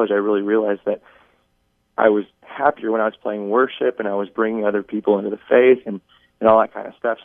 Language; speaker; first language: English; native; English